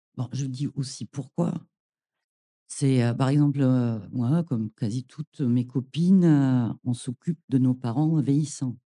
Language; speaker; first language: French; non-native, fluent; German